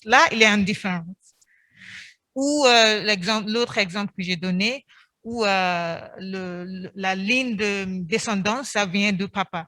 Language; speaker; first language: French; non-native, fluent; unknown